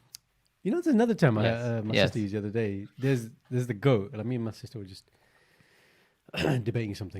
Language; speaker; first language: English; early bilingual, other home language; Punjabi